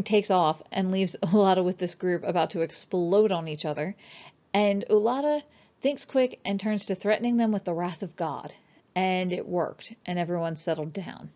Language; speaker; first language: English; native; English